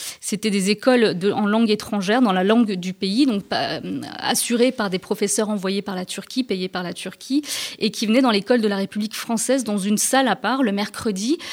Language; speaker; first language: French; early bilingual, other home language; Turkish